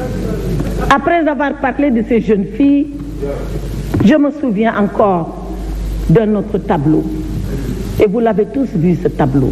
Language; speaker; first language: French; non-native, local second language; Fula